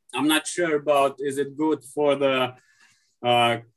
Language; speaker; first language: English; non-native, learner; Russian